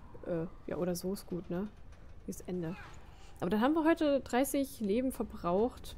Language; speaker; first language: German; native; German